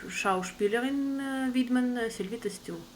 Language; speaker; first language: German; non-native, learner; Russian